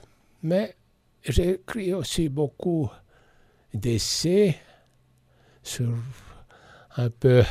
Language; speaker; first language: French; non-native, fluent; Estonian